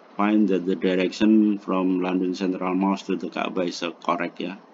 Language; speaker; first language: English; non-native, learner; Indonesian